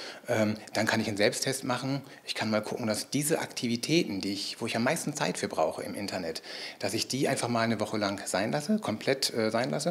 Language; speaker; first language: German; native; German